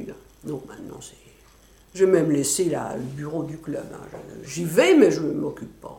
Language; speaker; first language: French; native; French